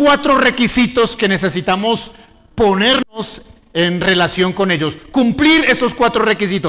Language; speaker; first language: Spanish; native; Spanish